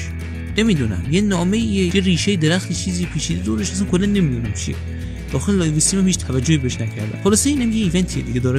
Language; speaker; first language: Persian; native; Persian